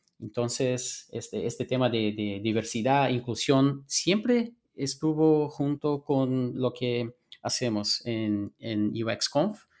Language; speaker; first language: Spanish; non-native, fluent; Portuguese